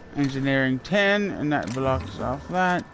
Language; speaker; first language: English; native; English